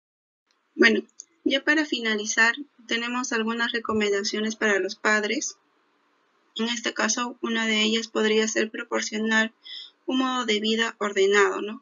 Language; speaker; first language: Spanish; native; Spanish